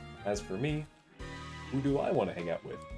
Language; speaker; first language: English; native; English